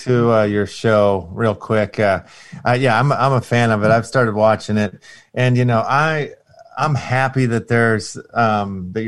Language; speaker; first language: English; native; English